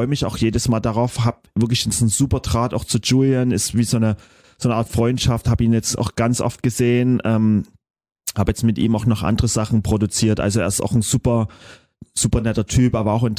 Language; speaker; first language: German; native; German